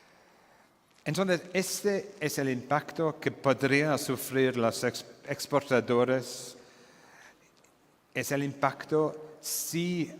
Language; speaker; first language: Spanish; non-native, fluent; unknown